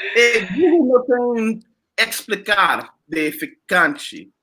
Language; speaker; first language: Portuguese; non-native, learner; English